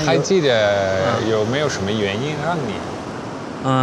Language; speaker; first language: Chinese; non-native, fluent; Dutch